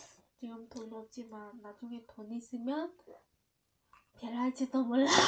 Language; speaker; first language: Korean; non-native, learner; Vietnamese